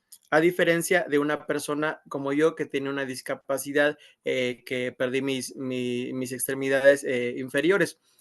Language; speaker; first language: Spanish; native; Spanish